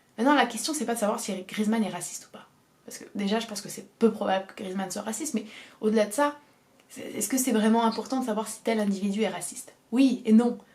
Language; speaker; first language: French; native; French